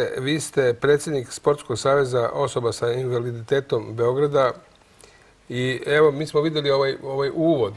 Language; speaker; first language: Croatian; native; Croatian